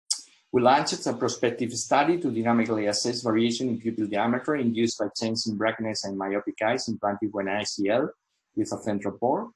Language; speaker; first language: English; non-native, fluent; Spanish